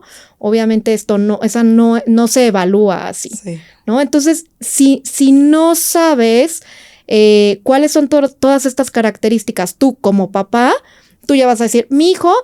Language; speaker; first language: Spanish; native; Spanish